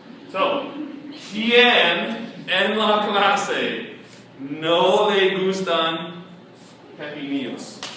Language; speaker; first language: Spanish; non-native, fluent; English